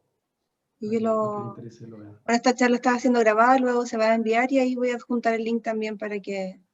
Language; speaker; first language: Spanish; native; Spanish